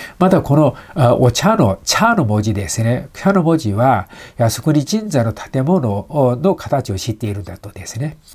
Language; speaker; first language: Japanese; non-native, fluent; Chinese